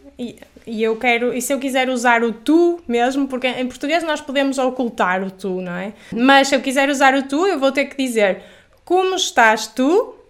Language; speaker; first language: Portuguese; native; Portuguese